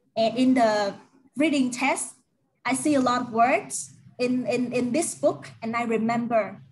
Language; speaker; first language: English; non-native, learner; Vietnamese